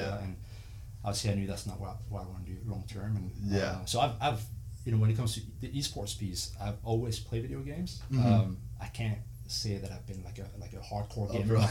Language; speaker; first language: English; non-native, fluent; French